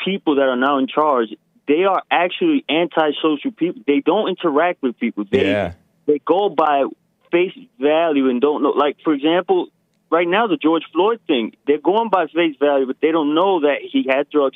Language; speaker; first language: English; native; English